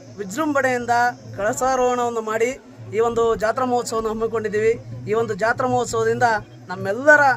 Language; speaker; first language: Kannada; non-native, local second language; Lambadi